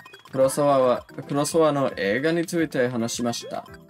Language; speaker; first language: Japanese; non-native, learner; English